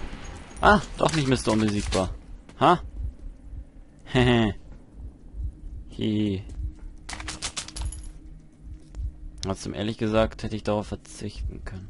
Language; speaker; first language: German; native; German